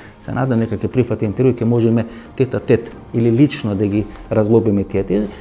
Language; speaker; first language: Macedonian; native; Macedonian